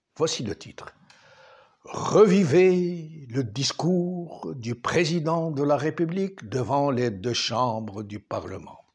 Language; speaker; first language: French; non-native, local second language; Arabic